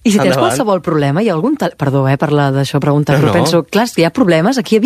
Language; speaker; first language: Catalan; native; Catalan